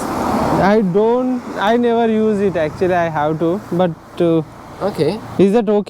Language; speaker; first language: English; non-native, local second language; Telugu